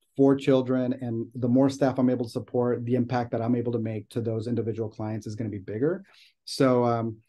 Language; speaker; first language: English; native; English